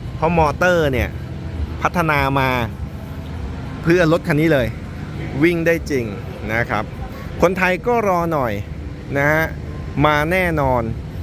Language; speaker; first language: Thai; native; Thai